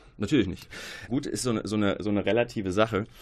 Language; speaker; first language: German; early bilingual, other home language; Arabic